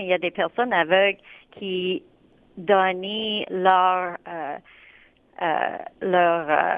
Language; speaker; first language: French; non-native, local second language; English